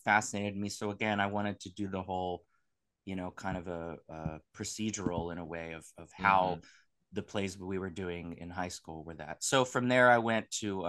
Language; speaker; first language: English; native; English